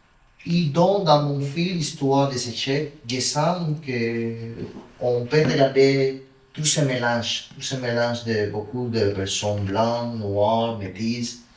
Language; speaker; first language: French; non-native, learner; Spanish